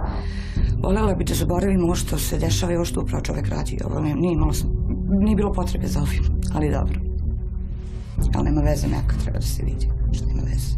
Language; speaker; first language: Bosnian; native; Bosnian